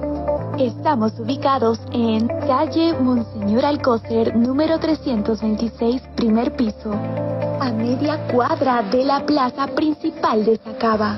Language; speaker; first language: Spanish; native; Spanish